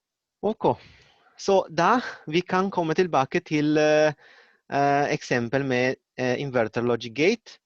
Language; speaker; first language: Norwegian; non-native, learner; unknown